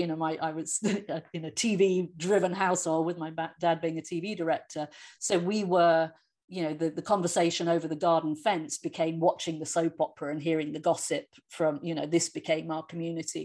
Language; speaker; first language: English; native; English